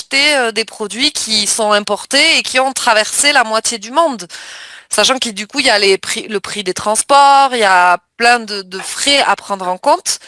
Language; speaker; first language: French; native; French